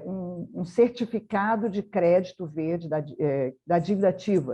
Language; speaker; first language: Portuguese; native; Portuguese